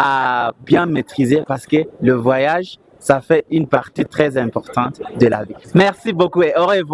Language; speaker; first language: French; non-native, fluent; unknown